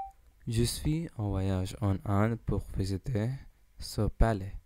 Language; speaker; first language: French; non-native, learner; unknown